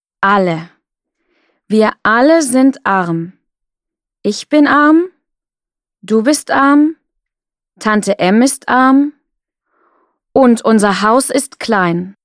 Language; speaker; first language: German; non-native, fluent; Russian